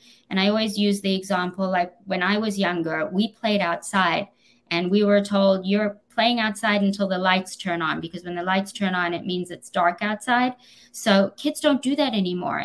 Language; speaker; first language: English; native; English